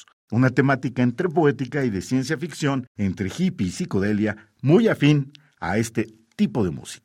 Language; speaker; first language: Spanish; native; Spanish